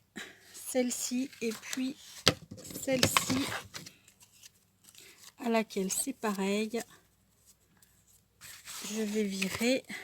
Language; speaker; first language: French; native; French